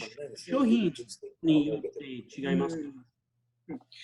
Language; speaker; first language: Japanese; non-native, fluent; English